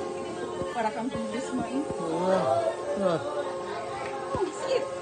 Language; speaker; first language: Filipino; non-native, local second language; Cebuano